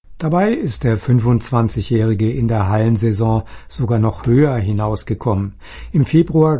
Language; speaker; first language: German; native; German